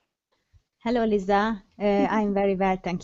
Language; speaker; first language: English; non-native, learner; Hungarian